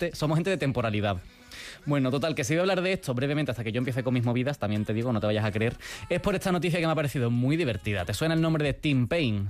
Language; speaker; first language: Spanish; native; Spanish